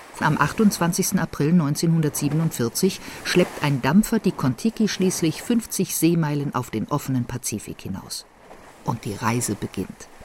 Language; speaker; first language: German; native; German